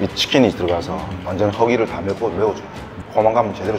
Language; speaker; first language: Korean; native; Korean